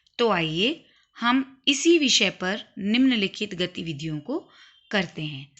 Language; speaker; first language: Hindi; native; Hindi